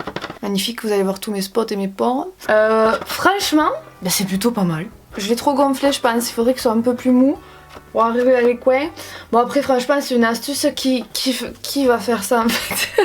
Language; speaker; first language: French; native; French